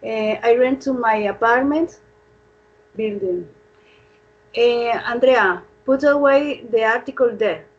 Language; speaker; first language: English; non-native, fluent; Spanish